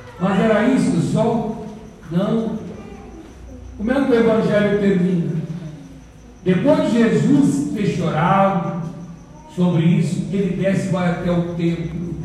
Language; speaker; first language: Portuguese; native; Portuguese